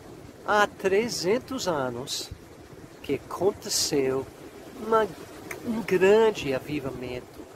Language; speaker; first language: Portuguese; non-native, fluent; English